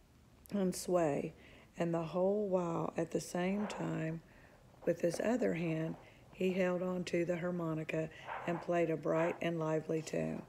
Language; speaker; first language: English; native; English